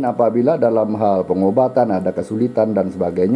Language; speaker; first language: Indonesian; native; Indonesian